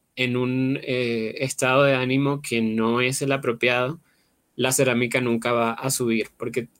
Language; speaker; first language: Spanish; native; Spanish